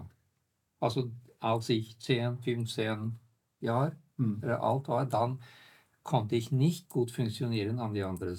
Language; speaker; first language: German; non-native, fluent; Norwegian